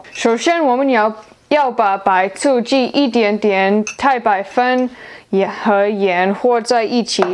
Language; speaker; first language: Chinese; non-native, learner; English